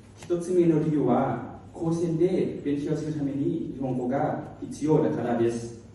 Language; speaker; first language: Japanese; non-native, learner; Hmong